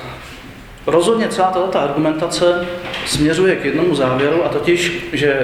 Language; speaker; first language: Czech; native; Czech